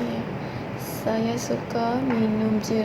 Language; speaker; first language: Indonesian; non-native, learner; Malay